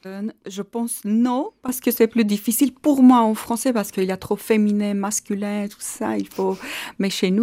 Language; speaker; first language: French; non-native, fluent; Armenian